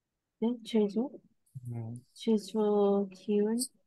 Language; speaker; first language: Korean; non-native, learner; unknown